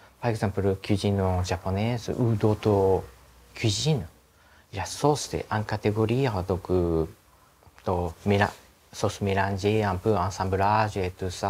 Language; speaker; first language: French; non-native, learner; Japanese